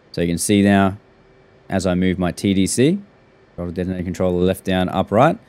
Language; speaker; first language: English; native; English